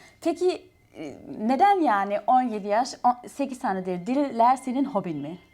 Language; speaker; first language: Turkish; non-native, fluent; German